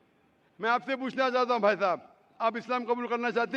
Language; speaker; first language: Hindi; native; Hindi